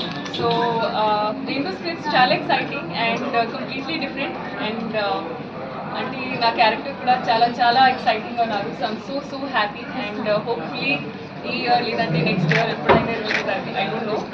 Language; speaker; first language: Telugu; non-native, learner; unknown